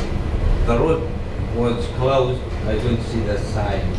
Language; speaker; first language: English; non-native, learner; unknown